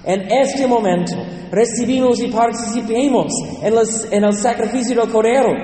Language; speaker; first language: Spanish; non-native, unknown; English